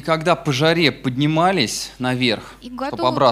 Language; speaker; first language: Russian; native; Russian